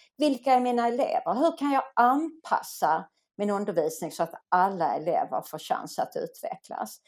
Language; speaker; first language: Swedish; native; Swedish